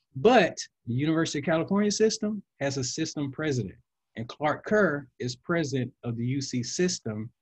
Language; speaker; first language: English; native; English